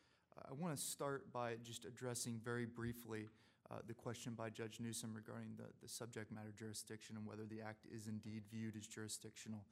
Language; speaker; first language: English; native; English